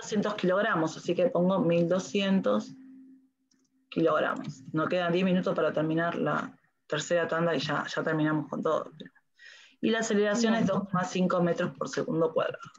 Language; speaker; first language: Spanish; native; Spanish